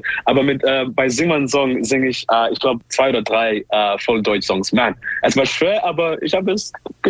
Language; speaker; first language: German; non-native, learner; English